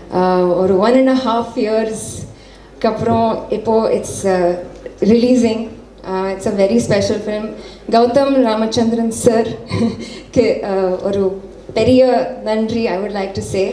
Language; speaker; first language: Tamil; non-native, learner; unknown